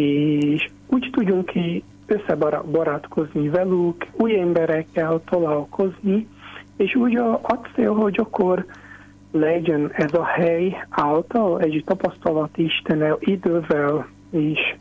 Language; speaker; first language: Hungarian; non-native, learner; Portuguese